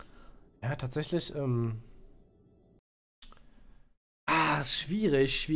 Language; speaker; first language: German; native; German